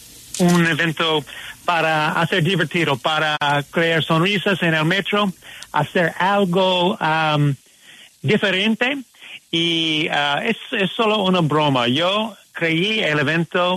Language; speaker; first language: Spanish; non-native, learner; English